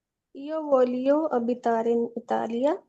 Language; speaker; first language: Italian; non-native, learner; Urdu